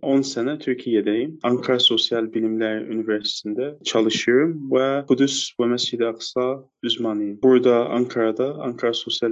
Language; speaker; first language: Turkish; non-native, fluent; Arabic